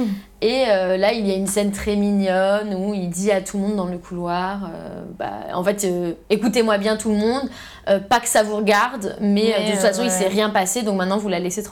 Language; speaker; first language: French; native; French